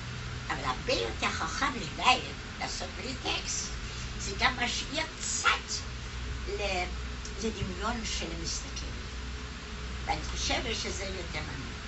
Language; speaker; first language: Hebrew; non-native, fluent; German